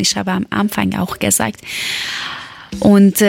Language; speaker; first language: German; non-native, learner; Persian